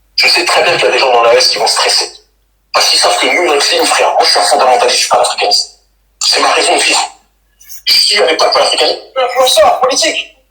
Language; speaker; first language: French; native; French